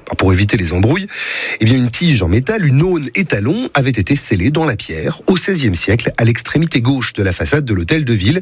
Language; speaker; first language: French; native; French